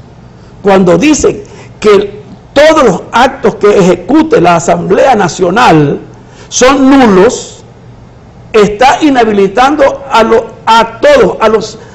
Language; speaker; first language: Spanish; native; Spanish